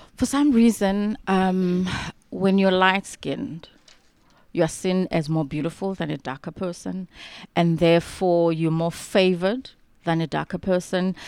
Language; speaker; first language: English; non-native, local second language; Xhosa